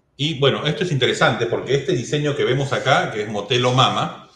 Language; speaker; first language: Spanish; native; Spanish